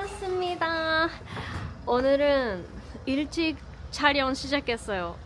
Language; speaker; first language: Korean; non-native, fluent; Japanese